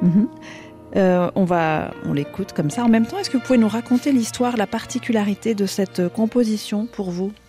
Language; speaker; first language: French; native; French